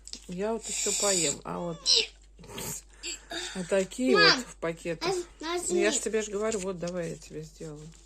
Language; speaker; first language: Russian; native; Russian